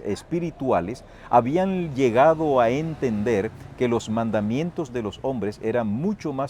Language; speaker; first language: Spanish; native; Spanish